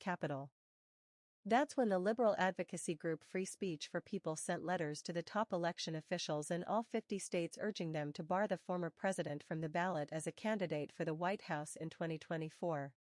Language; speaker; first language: English; native; English